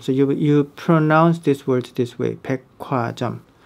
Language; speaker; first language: English; non-native, fluent; Korean